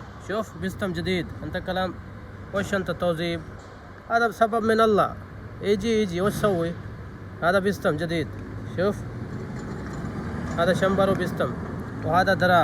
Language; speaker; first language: Arabic; non-native, learner; Urdu